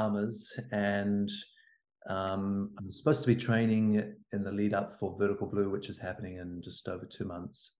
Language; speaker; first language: English; native; English